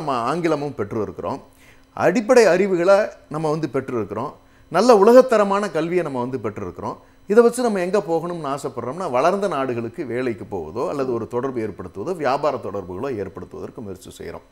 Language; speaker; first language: Tamil; native; Tamil